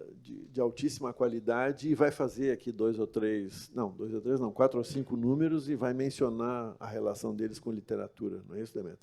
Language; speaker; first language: Portuguese; native; Portuguese